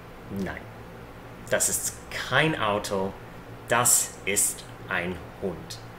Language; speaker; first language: German; non-native, fluent; English